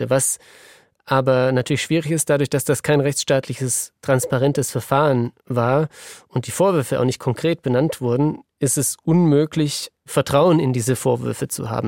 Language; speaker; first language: German; native; German